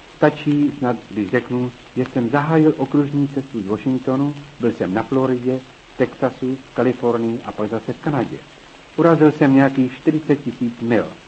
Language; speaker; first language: Czech; native; Czech